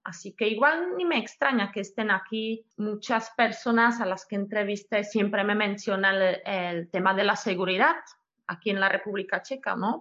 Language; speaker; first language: Spanish; non-native, fluent; Czech